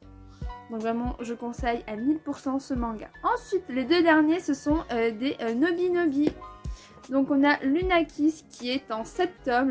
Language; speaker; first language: French; native; French